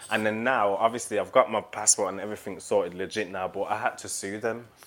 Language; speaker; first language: English; native; English